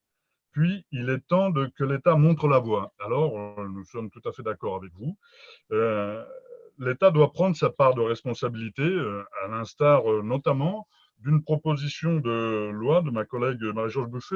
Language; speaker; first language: French; native; French